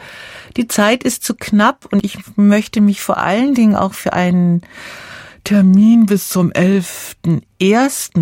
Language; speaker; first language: German; native; German